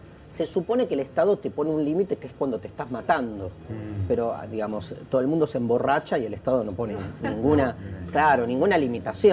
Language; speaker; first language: Spanish; native; Spanish